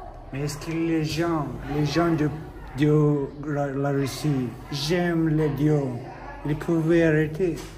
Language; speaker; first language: French; non-native, learner; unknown